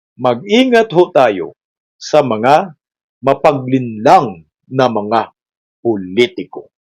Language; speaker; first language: Filipino; non-native, local second language; Cebuano